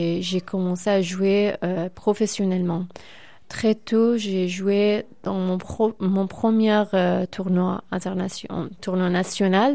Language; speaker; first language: French; non-native, fluent; Persian